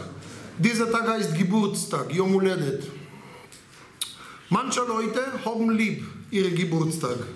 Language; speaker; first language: German; non-native, learner; Hebrew